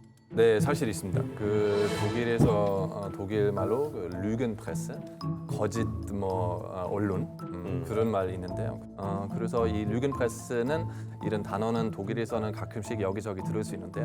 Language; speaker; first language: Korean; non-native, fluent; German